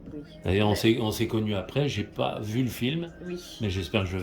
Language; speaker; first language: French; native; French